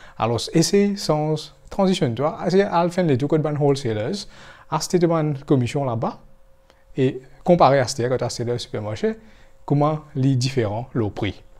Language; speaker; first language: French; non-native, local second language; Morisyen